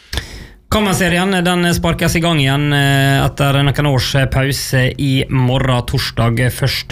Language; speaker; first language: Norwegian; native; Norwegian